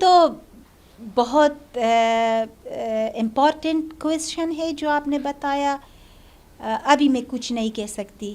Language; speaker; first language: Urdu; non-native, learner; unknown